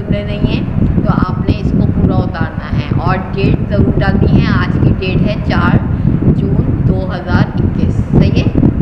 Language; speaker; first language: Urdu; native; Urdu